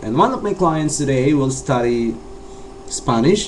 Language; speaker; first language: English; non-native, local second language; Chavacano